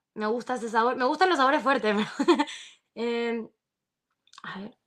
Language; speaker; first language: Spanish; native; Spanish